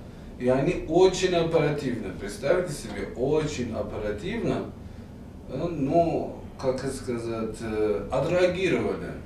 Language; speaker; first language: Russian; non-native, fluent; Persian